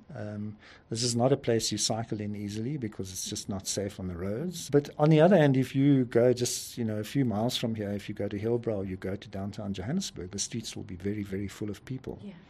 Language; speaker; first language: English; native; English